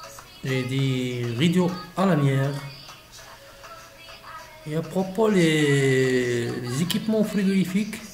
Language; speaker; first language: French; non-native, local second language; Arabic